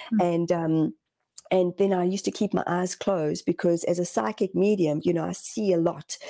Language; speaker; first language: English; native; English